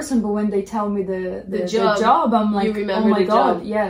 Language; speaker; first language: English; non-native, fluent; Portuguese